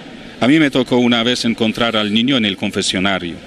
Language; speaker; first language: Spanish; non-native, fluent; Polish